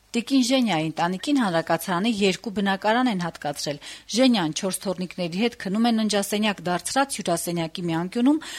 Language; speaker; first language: Armenian; native; Armenian